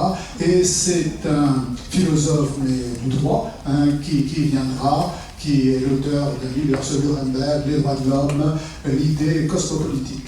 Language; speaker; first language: French; native; French